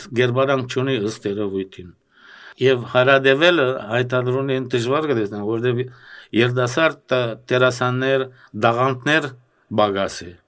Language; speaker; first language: Armenian; early bilingual, heritage; Armenian